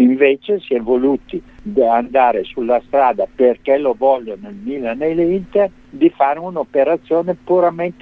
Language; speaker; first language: Italian; native; Italian